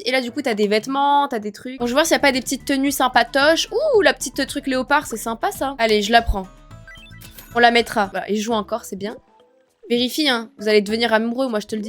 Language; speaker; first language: French; native; French